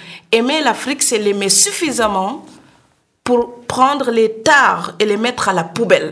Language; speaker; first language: French; non-native, local second language; Serer